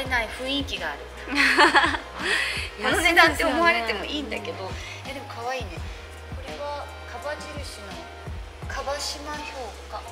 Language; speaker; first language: Japanese; native; Japanese